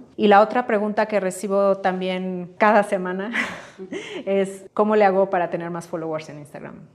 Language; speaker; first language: Spanish; native; Spanish